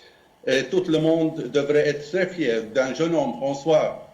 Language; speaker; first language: French; non-native, fluent; Arabic